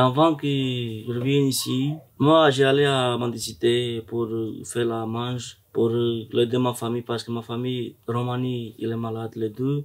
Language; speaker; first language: French; non-native, learner; Romany